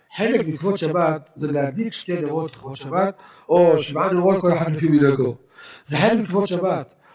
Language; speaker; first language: Hebrew; native; Hebrew